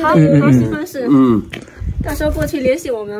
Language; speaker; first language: Chinese; native; Chinese